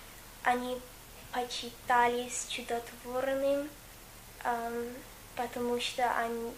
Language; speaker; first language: Russian; non-native, fluent; English